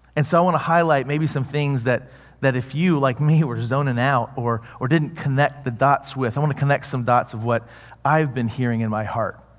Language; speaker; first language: English; native; English